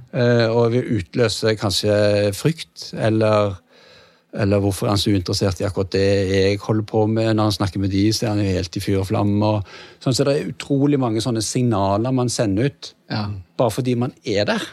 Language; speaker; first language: Norwegian; native; Norwegian